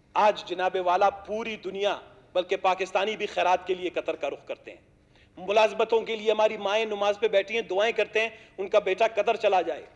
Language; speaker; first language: Urdu; non-native, local second language; Baluchi